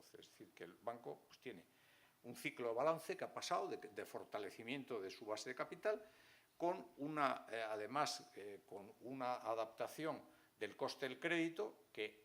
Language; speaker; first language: Spanish; native; Spanish